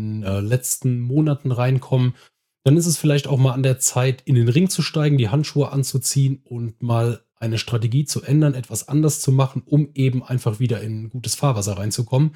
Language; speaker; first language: German; native; German